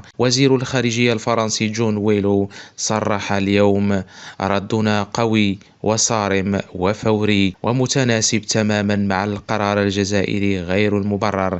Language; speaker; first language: Arabic; native; Arabic